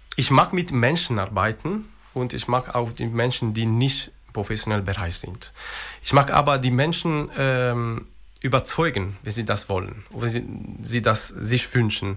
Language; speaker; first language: German; non-native, fluent; Italian